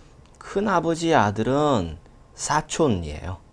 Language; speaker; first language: Korean; non-native, fluent; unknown